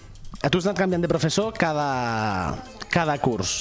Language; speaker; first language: Catalan; native; Catalan